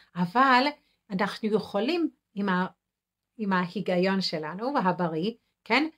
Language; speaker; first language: Hebrew; non-native, fluent; English